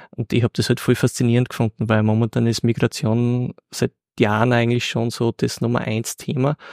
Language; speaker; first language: German; native; German